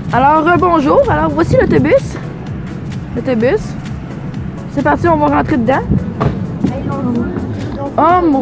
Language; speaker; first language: French; native; French